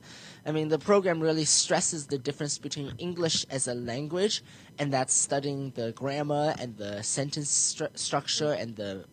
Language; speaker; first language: English; native; English